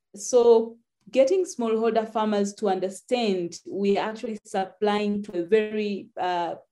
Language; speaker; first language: English; non-native, local second language; Swahili